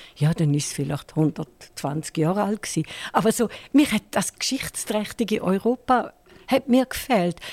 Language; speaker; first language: German; native; German